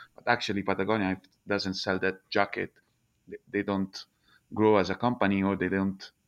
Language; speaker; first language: English; non-native, fluent; Italian